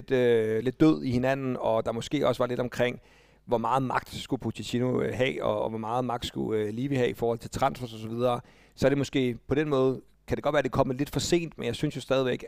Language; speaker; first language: Danish; native; Danish